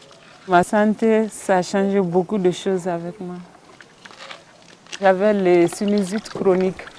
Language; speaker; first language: French; non-native, local second language; Bambara